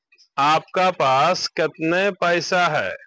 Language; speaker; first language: Hindi; non-native, learner; Bangla